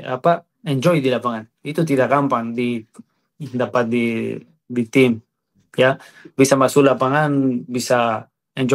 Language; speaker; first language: Indonesian; non-native, fluent; Spanish